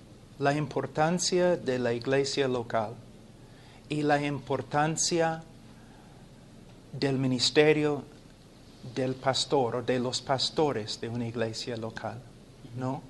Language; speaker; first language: Spanish; non-native, fluent; English